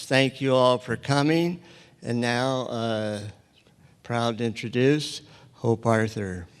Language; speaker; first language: English; native; English